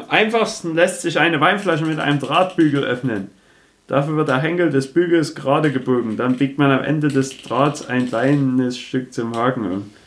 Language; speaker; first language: German; native; German